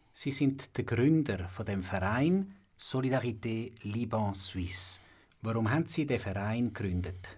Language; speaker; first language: German; native; German